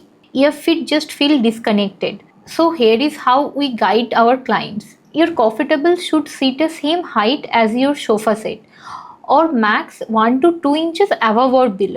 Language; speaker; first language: English; non-native, local second language; Hindi